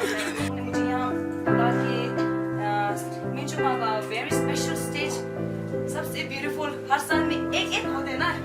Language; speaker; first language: Hindi; non-native, local second language; Tibetan